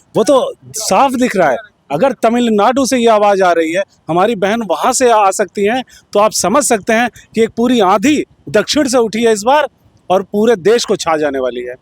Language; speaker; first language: Hindi; native; Hindi